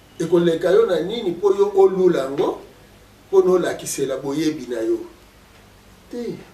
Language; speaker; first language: Lingala; non-native, local second language; Kongo